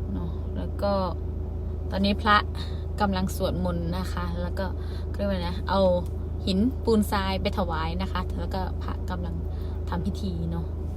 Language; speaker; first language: Thai; non-native, local second language; Khmer